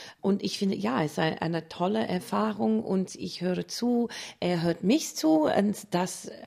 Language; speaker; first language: German; non-native, fluent; English